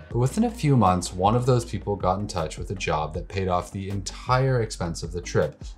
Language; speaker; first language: English; native; English